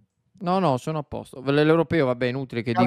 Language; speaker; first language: Italian; native; Italian